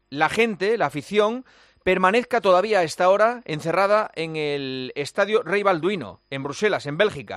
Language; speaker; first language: Spanish; native; Spanish